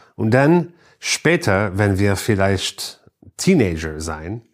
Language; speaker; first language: German; non-native, learner; English